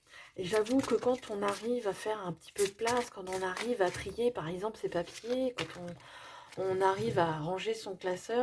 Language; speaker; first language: French; native; French